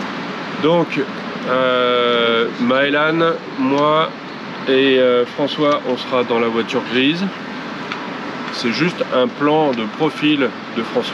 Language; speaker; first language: French; native; French